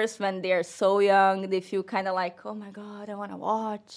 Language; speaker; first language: English; non-native, learner; Portuguese